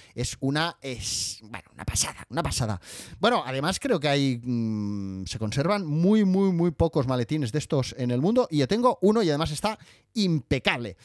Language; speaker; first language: Spanish; native; Spanish